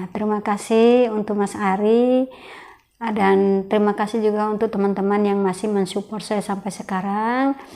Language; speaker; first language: Indonesian; non-native, local second language; Tetum